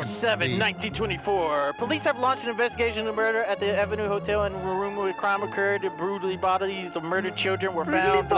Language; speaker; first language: English; native; English